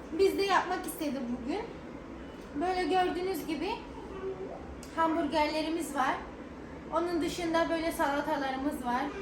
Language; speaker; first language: Turkish; native; Turkish